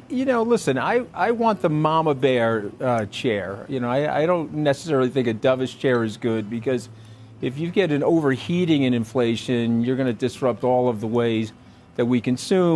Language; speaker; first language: English; native; English